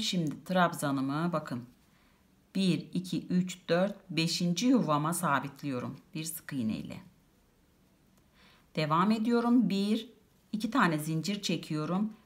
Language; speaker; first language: Turkish; native; Turkish